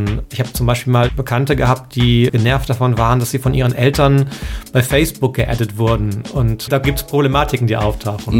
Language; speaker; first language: German; native; German